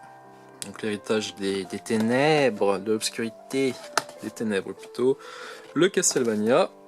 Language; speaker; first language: French; native; French